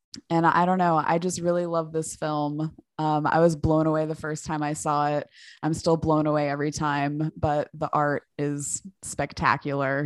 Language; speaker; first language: English; native; English